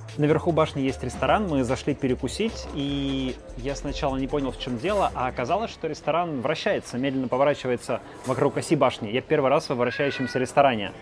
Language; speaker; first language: Russian; native; Russian